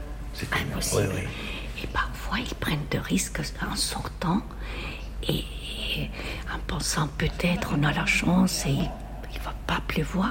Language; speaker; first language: French; non-native, fluent; Spanish